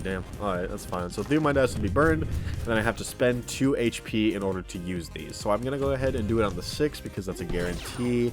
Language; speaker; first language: English; native; English